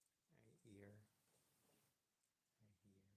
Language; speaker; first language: English; non-native, learner; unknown